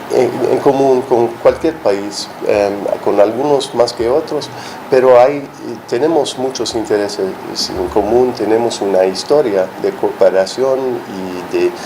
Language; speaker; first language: Spanish; non-native, fluent; English